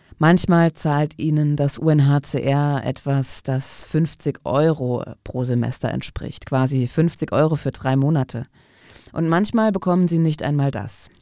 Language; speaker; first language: German; non-native, fluent; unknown